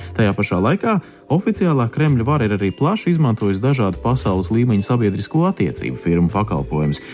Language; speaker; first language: Latvian; early bilingual, heritage; Latvian